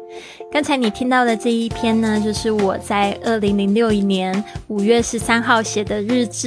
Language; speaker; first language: Chinese; native; Chinese